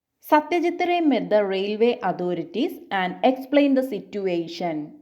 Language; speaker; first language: English; non-native, local second language; Malayalam